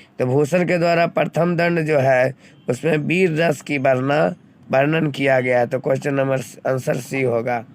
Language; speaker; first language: Hindi; native; Hindi